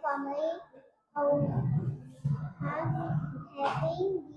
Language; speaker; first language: English; non-native, learner; Indonesian